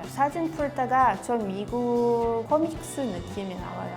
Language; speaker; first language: Korean; non-native, learner; Hebrew